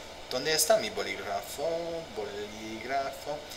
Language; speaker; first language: Spanish; non-native, learner; English